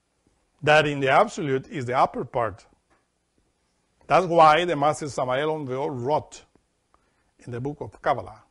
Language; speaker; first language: English; non-native, fluent; Spanish